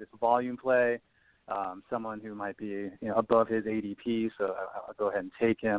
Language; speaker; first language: English; native; English